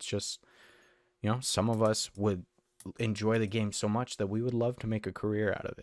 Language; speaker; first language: English; native; English